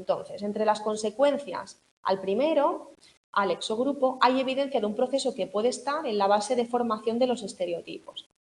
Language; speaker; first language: Spanish; native; Spanish